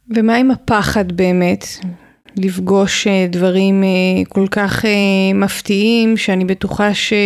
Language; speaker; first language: Hebrew; native; Hebrew